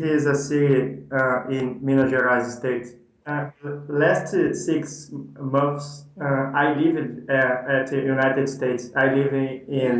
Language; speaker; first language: English; non-native, learner; Portuguese